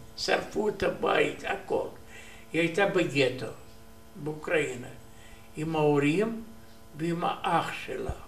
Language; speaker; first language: Hebrew; non-native, learner; Romanian